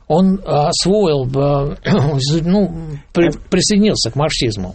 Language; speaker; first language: Russian; native; Russian